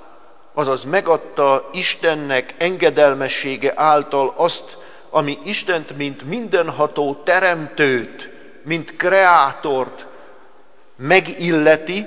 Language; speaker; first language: Hungarian; native; Hungarian